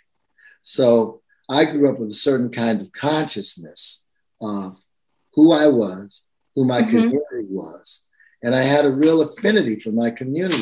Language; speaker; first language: English; native; English